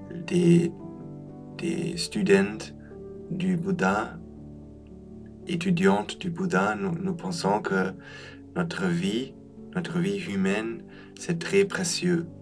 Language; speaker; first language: French; non-native, fluent; German